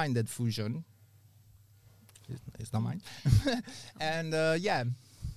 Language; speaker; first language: English; non-native, fluent; Italian